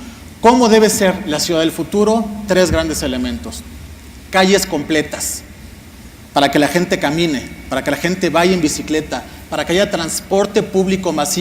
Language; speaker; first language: Spanish; native; Spanish